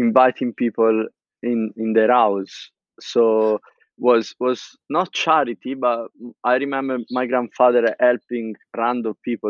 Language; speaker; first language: English; non-native, fluent; Italian